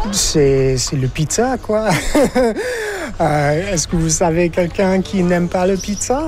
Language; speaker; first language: French; non-native, fluent; English